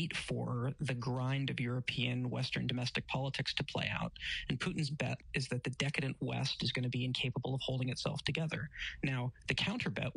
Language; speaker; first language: English; native; English